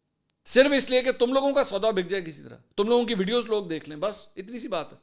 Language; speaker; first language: Urdu; native; Urdu